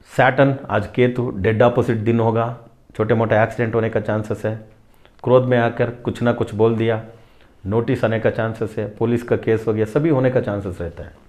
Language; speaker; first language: Hindi; non-native, local second language; Tamil